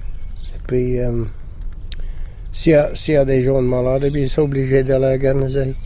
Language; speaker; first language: French; non-native, local second language; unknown